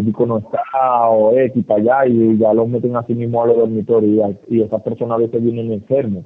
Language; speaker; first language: Spanish; native; Spanish